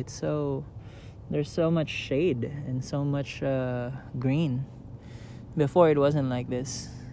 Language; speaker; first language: English; non-native, local second language; Filipino